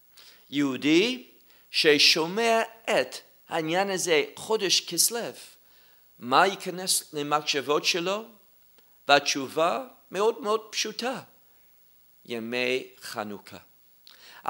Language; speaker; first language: Hebrew; non-native, fluent; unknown